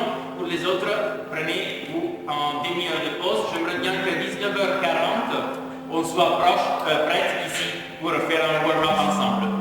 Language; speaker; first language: French; non-native, fluent; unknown